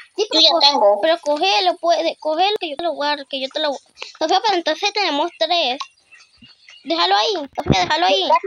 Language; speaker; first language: Spanish; native; Spanish